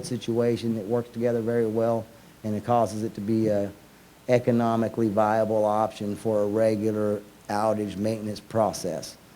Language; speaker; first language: English; native; English